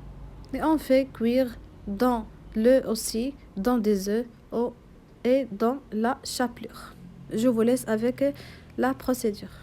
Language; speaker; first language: French; non-native, local second language; Arabic